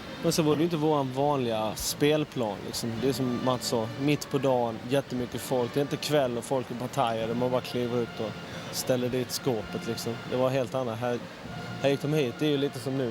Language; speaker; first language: Swedish; native; Swedish